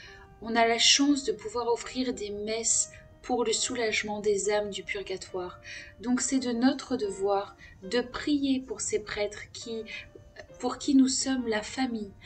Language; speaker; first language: French; native; French